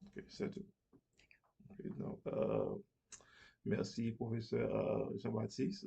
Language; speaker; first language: French; non-native, learner; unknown